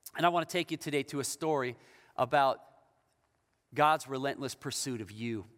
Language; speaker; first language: English; native; English